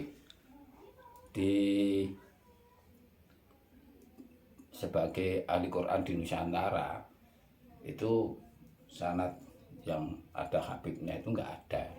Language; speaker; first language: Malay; non-native, local second language; Javanese